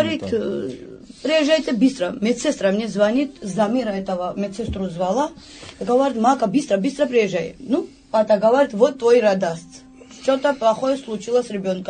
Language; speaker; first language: Russian; non-native, fluent; Georgian